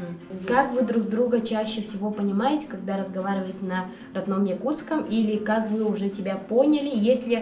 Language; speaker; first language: Russian; non-native, local second language; Yakut